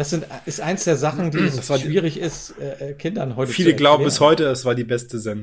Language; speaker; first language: German; native; German